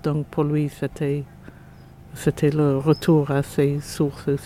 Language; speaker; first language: French; non-native, fluent; English